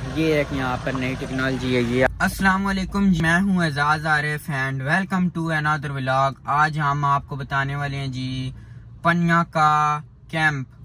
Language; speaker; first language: Urdu; non-native, local second language; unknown